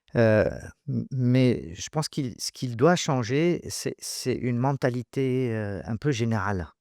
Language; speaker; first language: French; non-native, local second language; Arabic